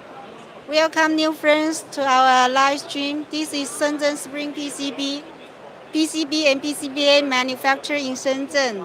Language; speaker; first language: English; non-native, local second language; Chinese